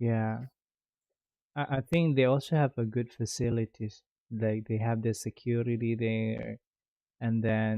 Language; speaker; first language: English; non-native, fluent; Indonesian